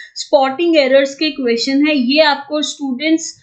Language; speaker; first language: Hindi; native; Hindi